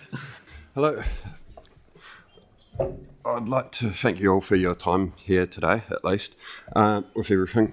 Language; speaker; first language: English; native; English